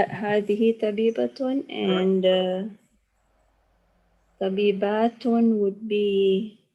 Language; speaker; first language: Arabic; non-native, learner; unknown